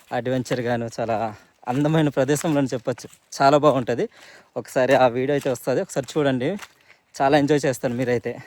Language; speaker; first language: Telugu; non-native, local second language; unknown